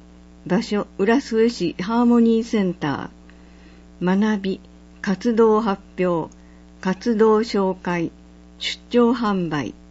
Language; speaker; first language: Japanese; native; Japanese